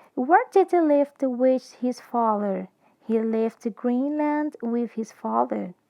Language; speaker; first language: English; non-native, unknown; Portuguese